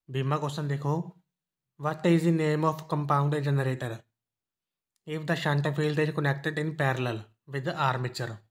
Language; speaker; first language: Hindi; non-native, local second language; Punjabi